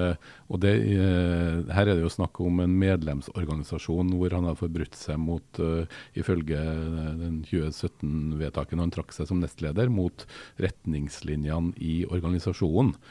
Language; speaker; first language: Norwegian; native; Norwegian